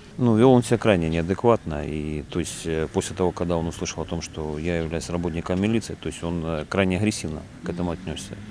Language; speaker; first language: Russian; native; Russian